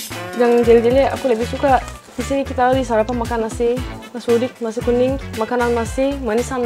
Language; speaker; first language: Indonesian; non-native, fluent; Turkish